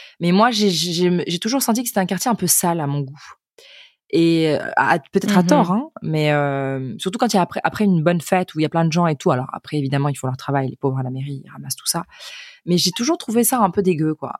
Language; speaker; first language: French; native; French